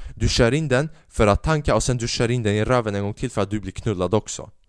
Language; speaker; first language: Swedish; early bilingual, other home language; Albanian